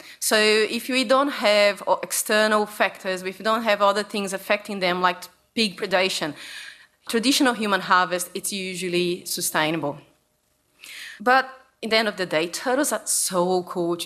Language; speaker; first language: English; non-native, fluent; Portuguese